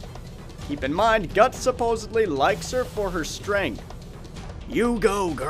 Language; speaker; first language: English; native; English